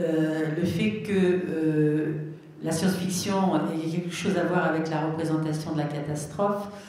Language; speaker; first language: French; native; French